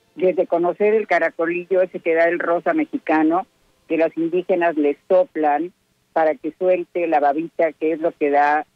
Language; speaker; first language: Spanish; native; Spanish